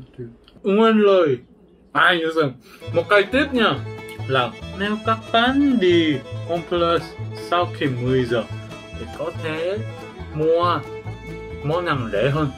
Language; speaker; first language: Vietnamese; non-native, learner; Korean